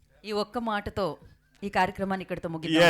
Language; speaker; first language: Telugu; native; Telugu